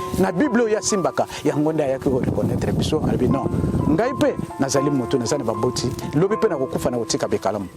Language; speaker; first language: Lingala; non-native, local second language; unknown